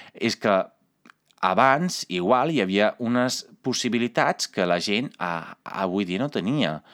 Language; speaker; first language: Catalan; non-native, fluent; Italian